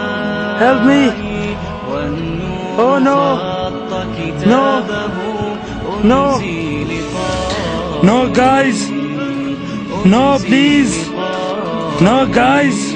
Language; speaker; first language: English; non-native, learner; Arabic